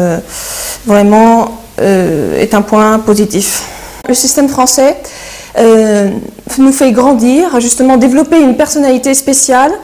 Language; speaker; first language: French; early bilingual, heritage; French